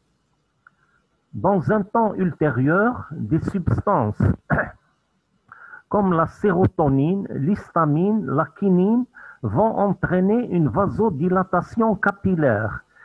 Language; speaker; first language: French; non-native, local second language; Arabic